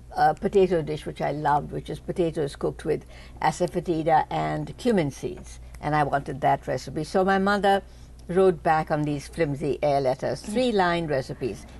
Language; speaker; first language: English; non-native, local second language; Hindi